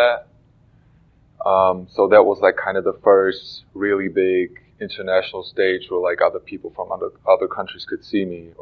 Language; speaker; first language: English; non-native, fluent; German